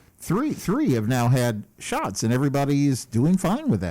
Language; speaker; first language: English; native; English